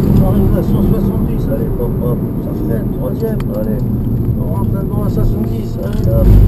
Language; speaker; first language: French; native; French